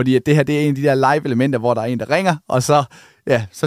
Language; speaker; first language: Danish; native; Danish